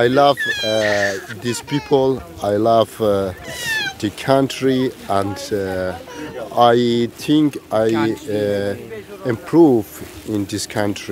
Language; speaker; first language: English; non-native, learner; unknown